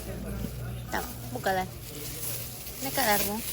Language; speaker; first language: Turkish; non-native, learner; Spanish